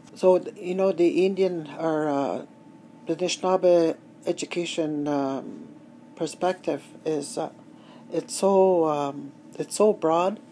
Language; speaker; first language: English; native; English